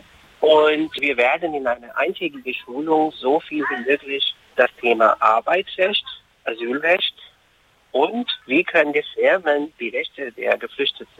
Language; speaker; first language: German; non-native, fluent; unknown